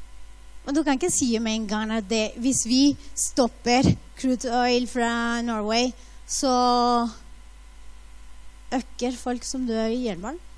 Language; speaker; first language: Norwegian; non-native, fluent; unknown